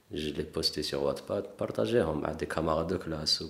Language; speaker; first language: French; non-native, local second language; Arabic